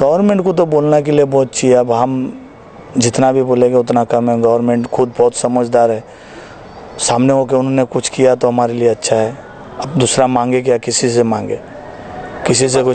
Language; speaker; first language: Hindi; native; Hindi